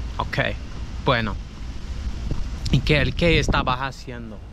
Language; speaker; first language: Spanish; non-native, learner; English